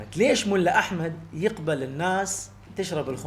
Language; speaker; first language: Arabic; native; Arabic